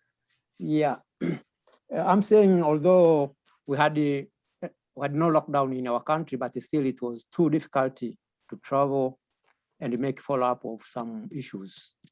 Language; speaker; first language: English; non-native, local second language; Swahili